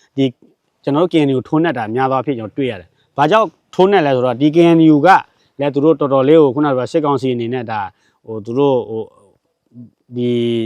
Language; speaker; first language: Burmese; non-native, local second language; S'gaw Karen